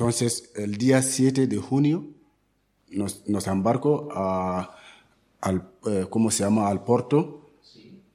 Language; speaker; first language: Spanish; non-native, learner; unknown